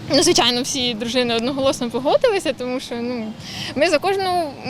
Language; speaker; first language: Ukrainian; native; Ukrainian